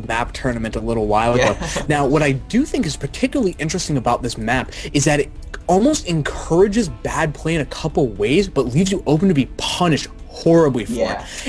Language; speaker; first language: English; native; English